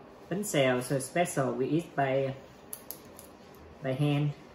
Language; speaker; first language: English; non-native, learner; Vietnamese